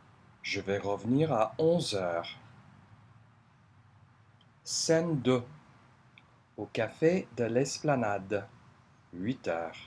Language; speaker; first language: French; non-native, fluent; English